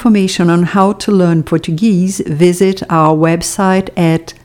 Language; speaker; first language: English; non-native, fluent; Portuguese